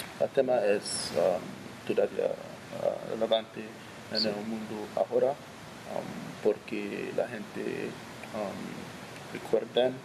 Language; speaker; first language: Spanish; non-native, learner; English